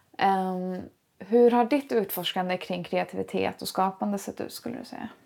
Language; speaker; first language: Swedish; native; Swedish